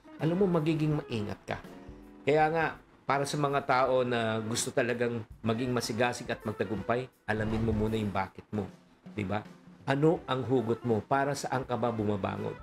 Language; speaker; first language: Filipino; native; Filipino